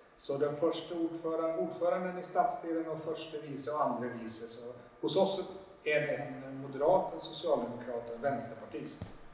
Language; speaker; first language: Swedish; native; Swedish